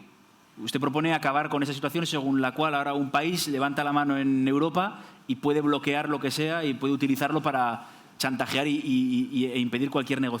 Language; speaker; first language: Spanish; native; Spanish